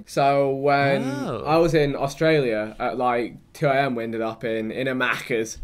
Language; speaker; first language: English; native; English